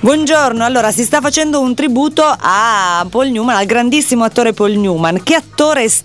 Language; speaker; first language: Italian; native; Italian